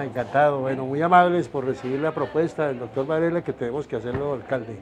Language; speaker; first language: Spanish; native; Spanish